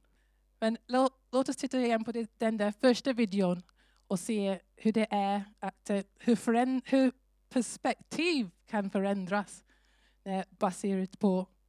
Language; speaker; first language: Swedish; non-native, fluent; English